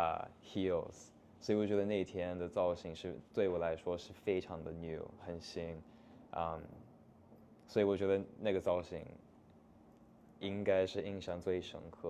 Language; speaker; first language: Chinese; non-native, fluent; English